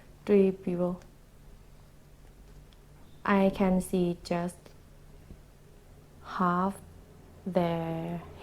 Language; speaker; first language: English; non-native, learner; Thai